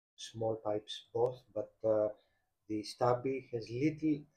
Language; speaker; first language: English; non-native, fluent; Greek